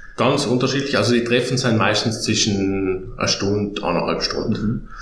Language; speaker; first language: German; native; German